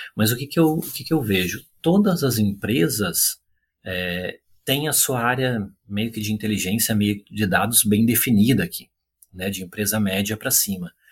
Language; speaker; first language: Portuguese; native; Portuguese